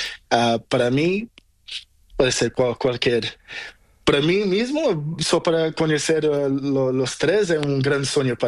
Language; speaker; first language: Spanish; non-native, learner; Portuguese